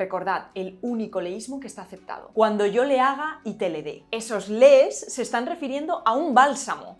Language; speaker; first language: Spanish; native; Spanish